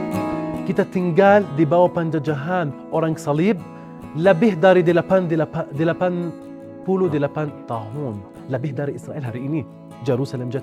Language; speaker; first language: Indonesian; non-native, learner; Arabic